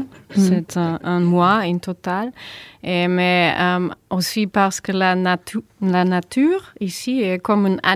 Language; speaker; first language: French; non-native, learner; German